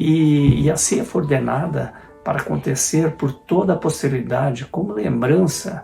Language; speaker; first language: Portuguese; native; Portuguese